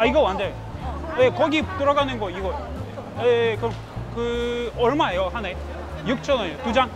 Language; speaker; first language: Korean; non-native, fluent; Russian